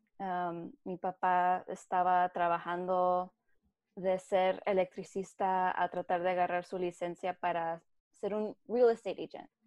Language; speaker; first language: Spanish; early bilingual, heritage; Spanish